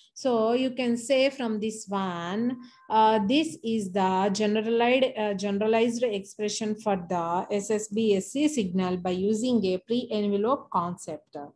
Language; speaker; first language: English; non-native, local second language; Telugu